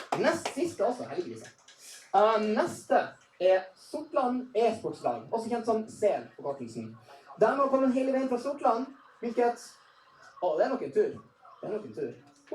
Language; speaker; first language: Norwegian; native; Norwegian